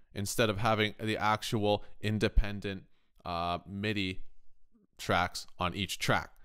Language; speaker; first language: English; native; English